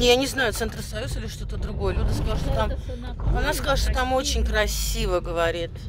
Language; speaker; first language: Russian; native; Russian